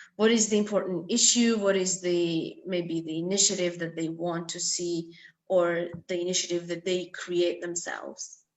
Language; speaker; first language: English; non-native, fluent; Georgian